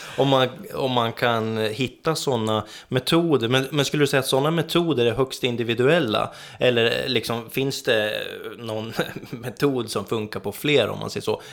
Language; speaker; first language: Swedish; native; Swedish